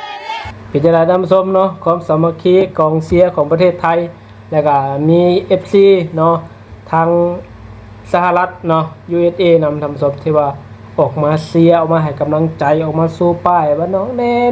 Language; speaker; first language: Thai; non-native, local second language; Lao